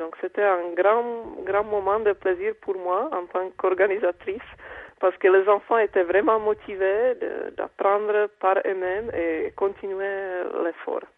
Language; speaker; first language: French; non-native, fluent; Czech